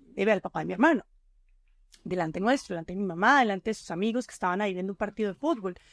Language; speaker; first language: Spanish; native; Spanish